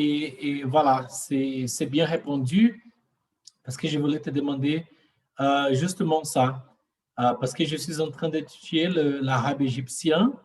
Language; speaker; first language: French; non-native, learner; Portuguese